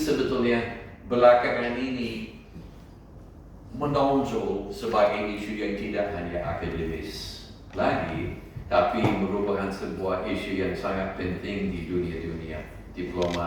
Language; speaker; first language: Indonesian; non-native, fluent; English